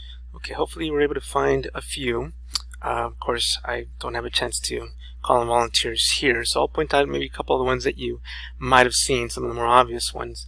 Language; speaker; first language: English; native; English